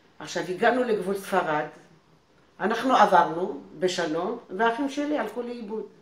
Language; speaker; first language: Hebrew; non-native, fluent; French